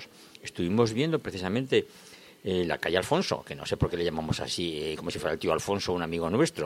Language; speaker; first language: Spanish; native; Spanish